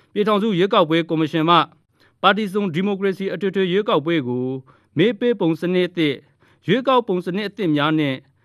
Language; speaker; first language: Burmese; non-native, local second language; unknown